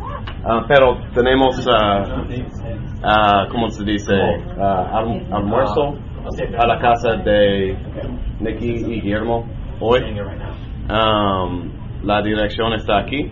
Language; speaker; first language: Spanish; non-native, learner; English